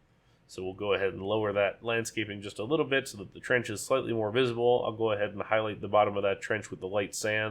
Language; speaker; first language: English; native; English